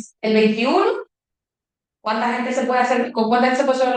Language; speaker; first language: Spanish; native; Spanish